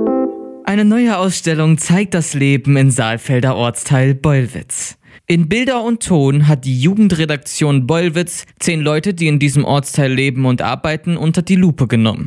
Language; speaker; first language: German; native; German